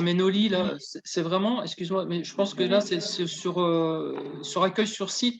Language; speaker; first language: French; native; French